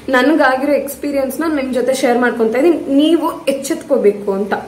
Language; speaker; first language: Kannada; non-native, local second language; Tulu